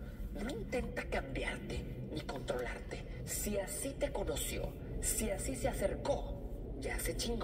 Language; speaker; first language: Spanish; native; Spanish